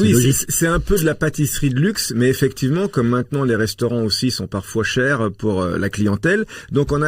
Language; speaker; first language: French; native; French